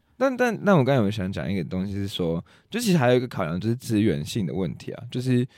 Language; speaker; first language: Chinese; native; Chinese